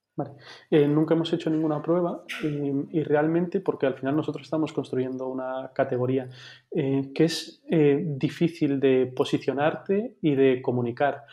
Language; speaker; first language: Spanish; native; Spanish